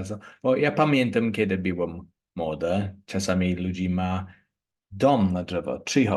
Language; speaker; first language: Polish; non-native, learner; English